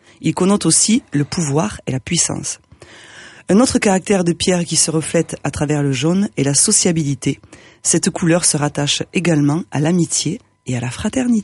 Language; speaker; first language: French; native; French